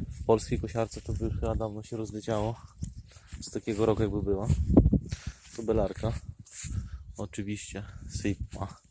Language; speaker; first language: Polish; native; Polish